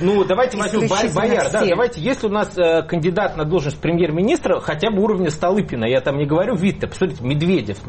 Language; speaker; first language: Russian; native; Russian